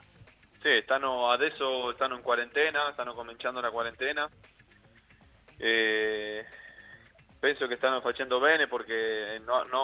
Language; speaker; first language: Italian; non-native, learner; Spanish